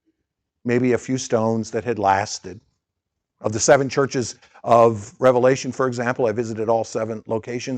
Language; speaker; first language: English; native; English